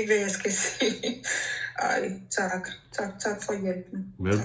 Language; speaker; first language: Danish; non-native, local second language; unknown